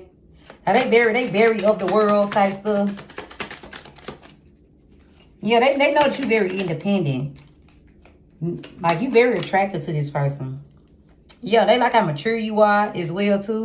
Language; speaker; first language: English; native; English